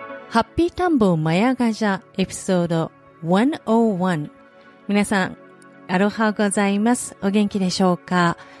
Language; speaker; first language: Japanese; native; Japanese